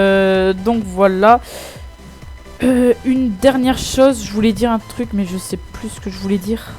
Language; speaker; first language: French; native; French